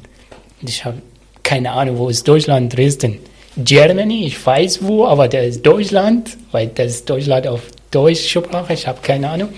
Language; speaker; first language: German; non-native, learner; Arabic